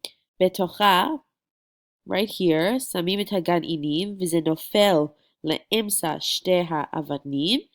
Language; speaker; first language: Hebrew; non-native, fluent; English